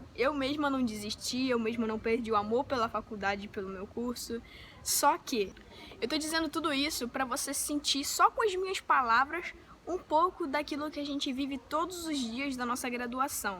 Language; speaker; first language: Portuguese; native; Portuguese